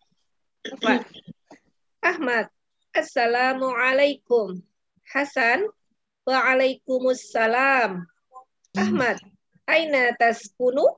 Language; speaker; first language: Arabic; non-native, learner; Indonesian